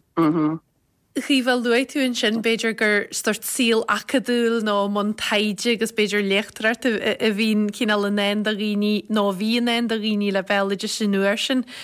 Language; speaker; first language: Irish; native; Irish